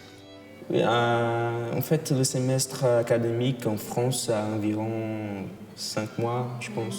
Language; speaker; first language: French; non-native, fluent; Portuguese